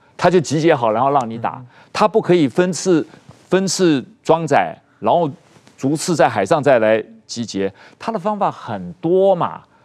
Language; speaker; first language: Chinese; native; Chinese